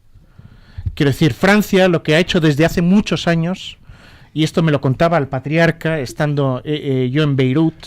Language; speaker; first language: Spanish; native; Spanish